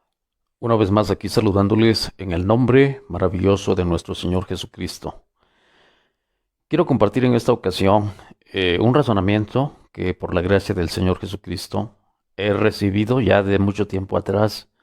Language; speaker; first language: Spanish; native; Spanish